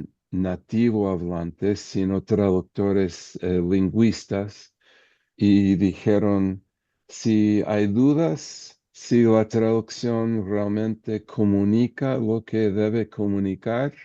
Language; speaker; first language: Spanish; non-native, fluent; English